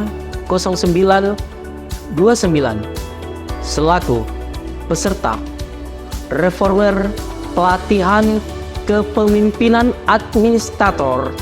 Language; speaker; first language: Indonesian; native; Indonesian